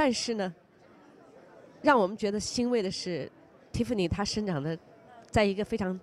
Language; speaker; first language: Chinese; native; Chinese